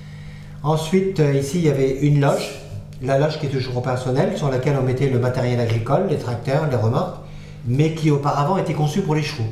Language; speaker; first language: French; native; French